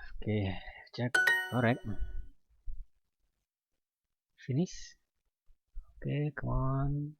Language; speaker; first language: English; non-native, learner; Indonesian